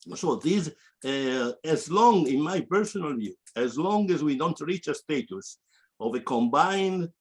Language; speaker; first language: English; non-native, fluent; Italian